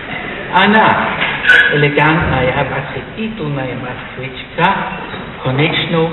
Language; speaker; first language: Russian; non-native, learner; German